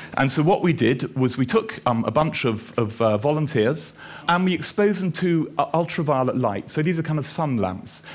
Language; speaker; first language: English; native; English